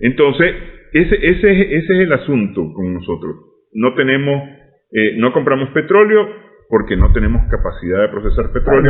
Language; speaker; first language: Spanish; native; Spanish